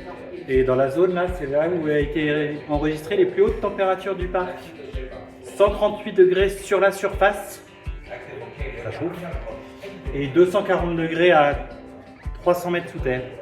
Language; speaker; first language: French; native; French